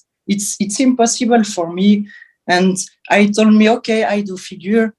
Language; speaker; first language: English; non-native, learner; French